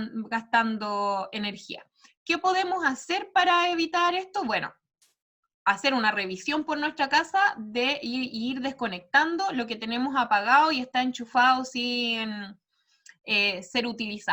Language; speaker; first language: Spanish; native; Spanish